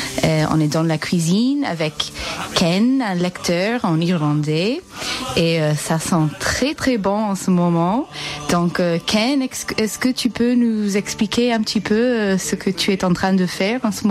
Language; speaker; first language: French; non-native, fluent; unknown